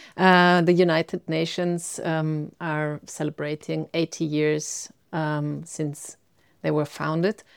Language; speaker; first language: English; non-native, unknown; German